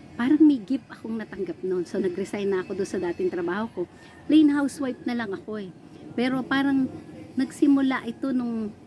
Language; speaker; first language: Filipino; non-native, local second language; Pampanga